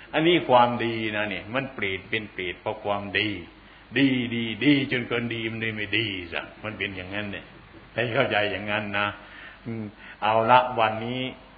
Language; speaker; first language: Thai; non-native, local second language; Northeastern Thai